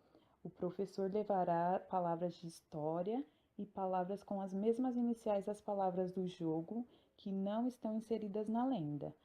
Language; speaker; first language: Portuguese; native; Portuguese